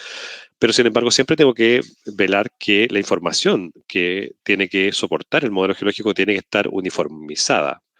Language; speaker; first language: Spanish; native; Spanish